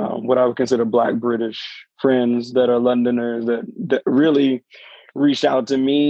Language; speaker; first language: English; native; English